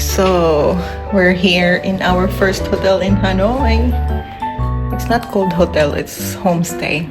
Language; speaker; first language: English; non-native, local second language; Filipino